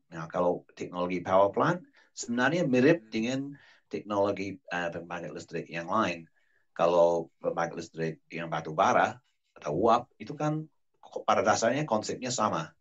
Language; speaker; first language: Indonesian; non-native, fluent; English